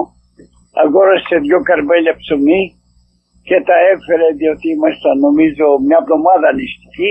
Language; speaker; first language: Greek; native; Greek